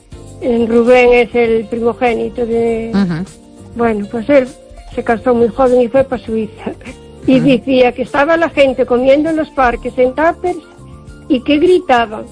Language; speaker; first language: Spanish; native; Spanish